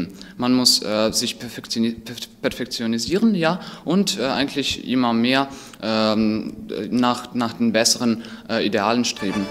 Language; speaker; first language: German; non-native, fluent; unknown